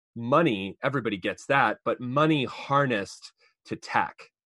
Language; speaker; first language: English; native; English